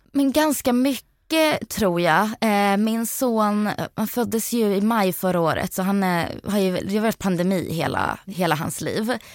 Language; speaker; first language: Swedish; early bilingual, other home language; Bosnian